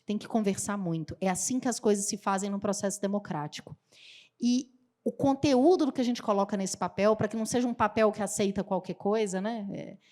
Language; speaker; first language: Portuguese; native; Portuguese